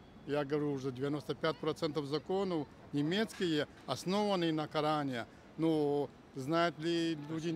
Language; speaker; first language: Russian; non-native, fluent; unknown